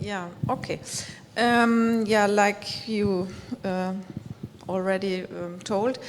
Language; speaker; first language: English; non-native, fluent; German